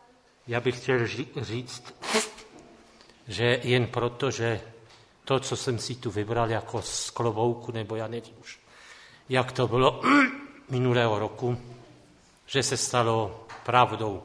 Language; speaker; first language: Czech; non-native, local second language; Polish